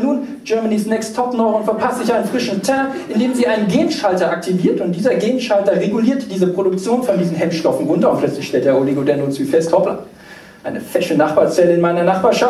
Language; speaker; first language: German; native; German